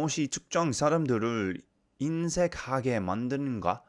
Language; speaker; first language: Korean; non-native, learner; English